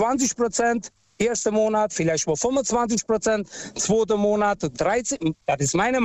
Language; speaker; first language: German; non-native, local second language; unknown